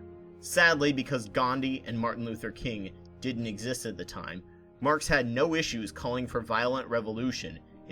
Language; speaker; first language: English; native; English